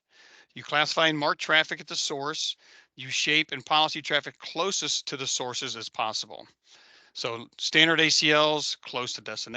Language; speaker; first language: English; native; English